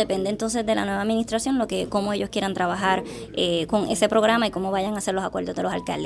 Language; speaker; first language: Spanish; native; Spanish